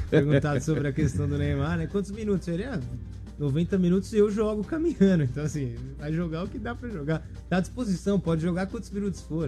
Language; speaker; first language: Portuguese; native; Portuguese